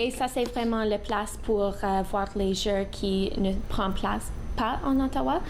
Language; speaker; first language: French; non-native, local second language; English